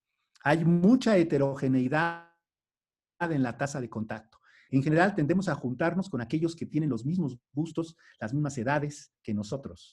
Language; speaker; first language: Spanish; native; Spanish